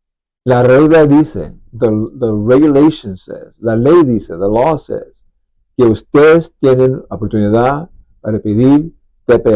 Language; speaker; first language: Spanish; early bilingual, other home language; English